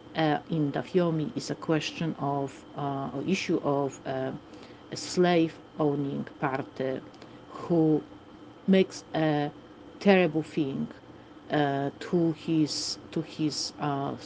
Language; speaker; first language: English; non-native, fluent; Polish